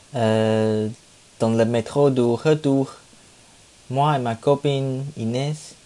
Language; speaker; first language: French; non-native, learner; Chinese